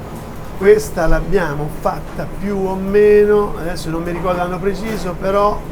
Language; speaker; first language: Italian; native; Italian